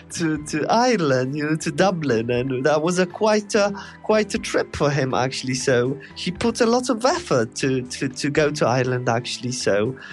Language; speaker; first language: English; non-native, fluent; Polish